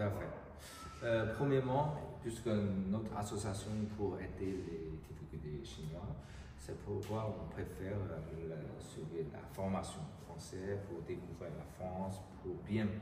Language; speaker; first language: French; non-native, learner; Chinese